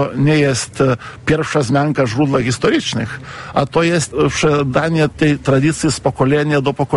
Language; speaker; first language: Polish; non-native, fluent; Lithuanian